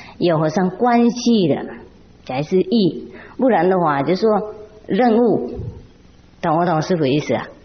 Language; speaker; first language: Chinese; non-native, fluent; Vietnamese